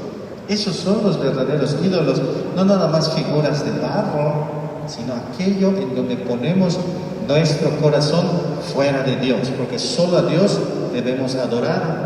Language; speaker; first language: Spanish; native; Spanish